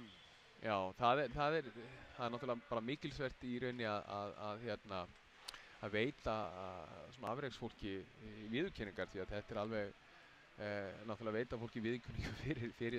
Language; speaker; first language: Icelandic; native; Icelandic